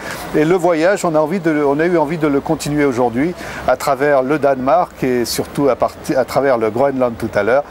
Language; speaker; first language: French; native; French